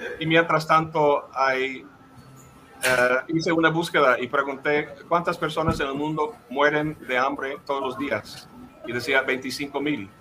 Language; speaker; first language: Spanish; non-native, fluent; English